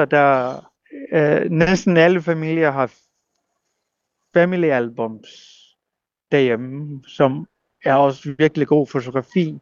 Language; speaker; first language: Danish; non-native, local second language; Kalaallisut